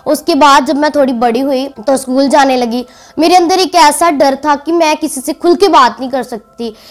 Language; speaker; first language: Hindi; native; Hindi